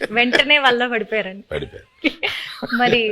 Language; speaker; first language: Telugu; native; Telugu